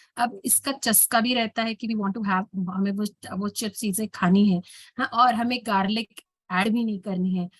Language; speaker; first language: Hindi; non-native, local second language; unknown